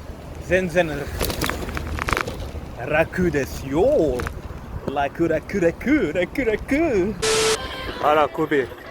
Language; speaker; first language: Japanese; non-native, learner; French